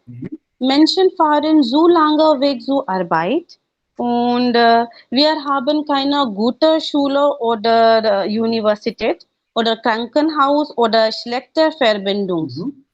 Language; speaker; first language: German; non-native, learner; Hindi